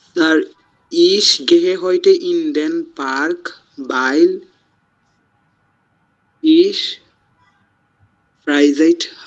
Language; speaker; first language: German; non-native, learner; Bangla